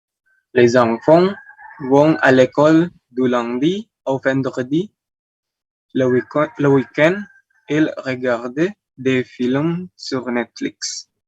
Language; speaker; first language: French; non-native, learner; Indonesian